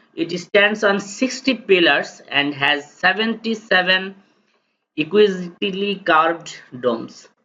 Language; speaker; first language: English; non-native, local second language; Bangla